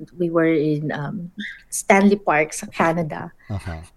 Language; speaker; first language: English; non-native, local second language; Filipino